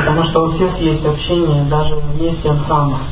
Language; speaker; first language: Russian; native; Russian